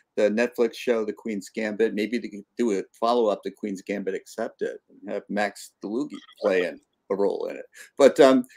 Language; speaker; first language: English; native; English